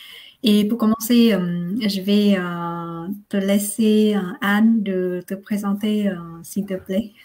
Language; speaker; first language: French; non-native, fluent; Vietnamese